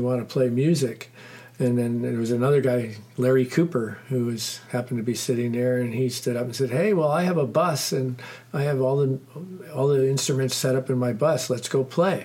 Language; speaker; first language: English; native; English